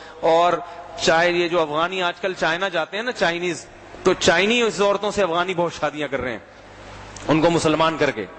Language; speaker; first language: Urdu; native; Urdu